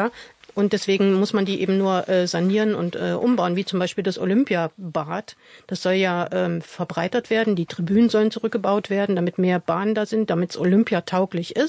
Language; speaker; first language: German; native; German